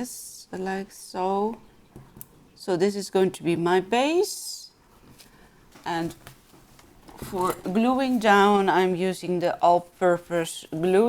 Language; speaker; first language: English; non-native, fluent; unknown